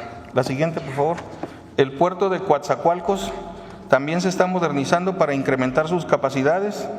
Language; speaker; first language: Spanish; native; Spanish